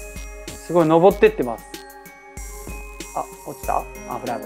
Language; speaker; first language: Japanese; native; Japanese